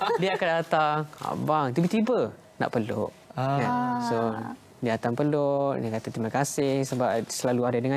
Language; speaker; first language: Malay; native; Malay